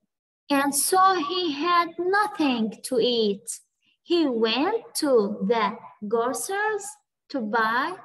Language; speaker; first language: English; non-native, fluent; Arabic